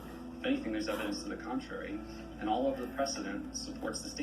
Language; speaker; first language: English; native; English